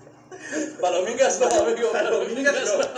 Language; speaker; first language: Spanish; native; Spanish